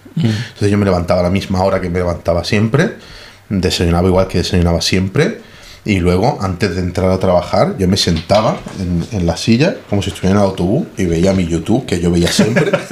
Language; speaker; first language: Spanish; native; Spanish